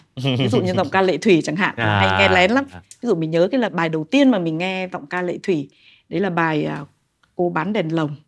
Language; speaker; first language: Vietnamese; native; Vietnamese